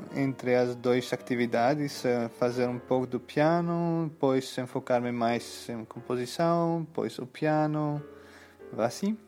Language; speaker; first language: Portuguese; non-native, learner; Greek